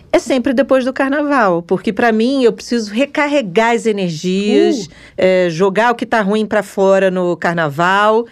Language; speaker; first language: Portuguese; native; Portuguese